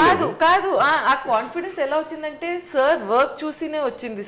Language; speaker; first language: Telugu; non-native, local second language; Hindi